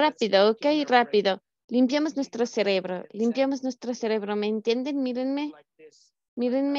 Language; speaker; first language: Spanish; native; Spanish